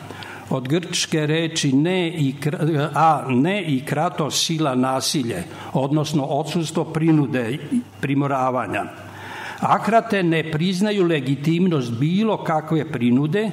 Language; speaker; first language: Serbian; native; Serbian